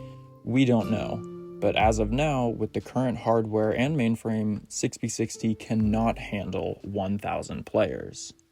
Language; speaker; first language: English; native; English